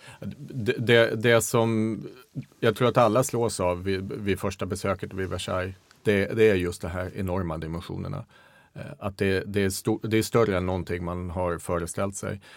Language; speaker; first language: Swedish; native; Swedish